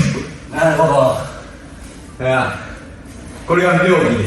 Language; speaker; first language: Japanese; native; Japanese